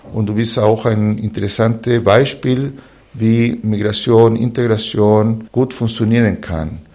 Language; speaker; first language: German; non-native, fluent; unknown